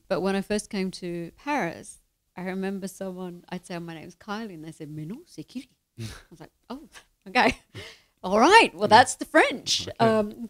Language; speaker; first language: English; native; English